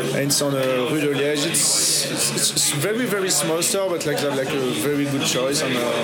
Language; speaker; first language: English; non-native, fluent; French